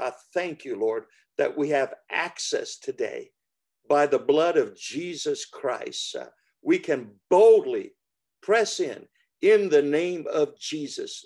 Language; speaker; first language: English; native; English